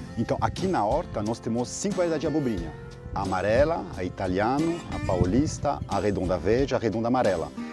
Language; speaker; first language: Portuguese; non-native, fluent; French